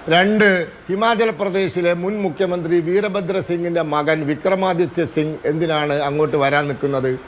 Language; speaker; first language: Malayalam; native; Malayalam